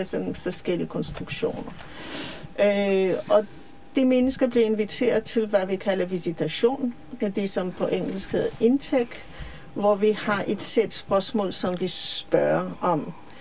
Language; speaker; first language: Danish; non-native, fluent; Polish